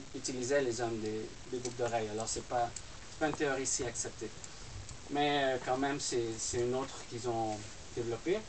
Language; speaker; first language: French; non-native, fluent; Spanish